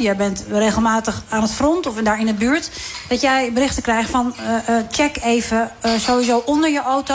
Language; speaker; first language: Dutch; native; Dutch